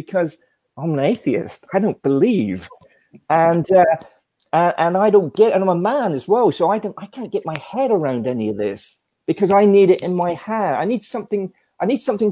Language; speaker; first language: English; native; English